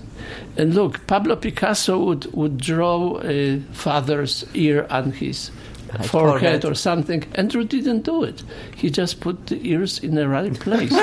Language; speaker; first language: English; non-native, fluent; Polish